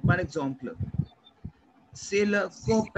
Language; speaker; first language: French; non-native, fluent; Hindi